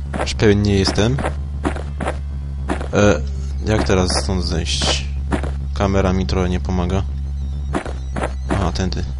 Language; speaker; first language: Polish; native; Polish